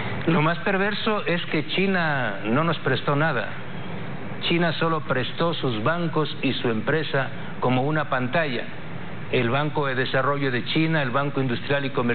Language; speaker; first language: Spanish; native; Spanish